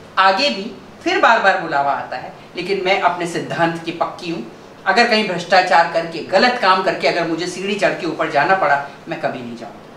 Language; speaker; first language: Hindi; non-native, local second language; Gujarati